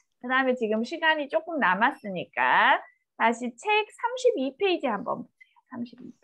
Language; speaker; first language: Korean; native; Korean